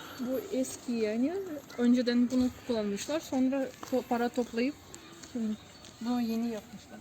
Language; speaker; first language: Turkish; non-native, fluent; Ukrainian